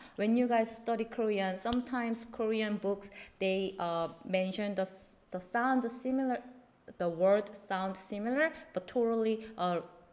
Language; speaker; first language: English; non-native, fluent; Korean